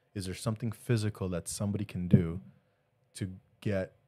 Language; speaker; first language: English; early bilingual, other home language; Spanish